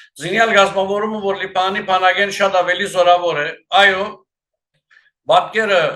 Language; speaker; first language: Armenian; early bilingual, heritage; Armenian